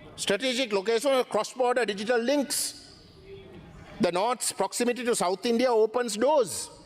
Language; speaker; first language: English; non-native, local second language; Tamil